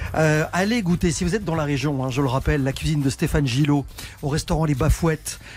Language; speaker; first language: French; native; French